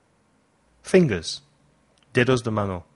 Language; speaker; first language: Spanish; non-native, fluent; English